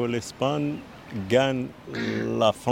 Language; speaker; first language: Spanish; non-native, learner; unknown